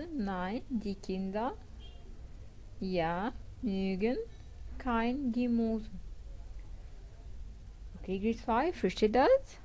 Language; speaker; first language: German; non-native, fluent; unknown